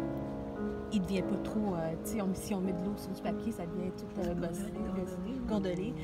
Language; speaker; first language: French; non-native, fluent; Spanish